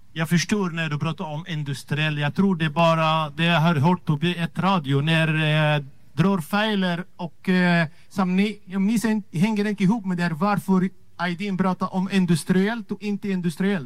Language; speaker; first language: Swedish; non-native, fluent; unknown